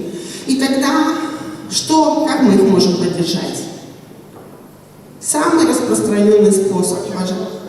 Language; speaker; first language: Russian; native; Russian